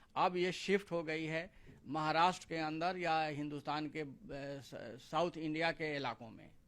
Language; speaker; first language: Urdu; native; Urdu